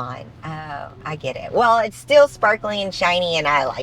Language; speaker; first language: English; native; English